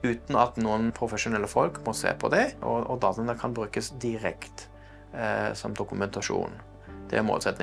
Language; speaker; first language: Norwegian; non-native, fluent; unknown